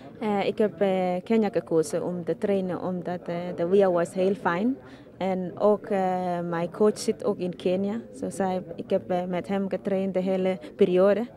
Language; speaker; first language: Dutch; non-native, learner; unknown